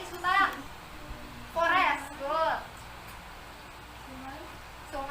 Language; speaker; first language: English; non-native, fluent; Indonesian